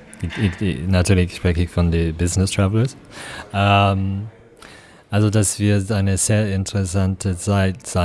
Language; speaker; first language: German; non-native, fluent; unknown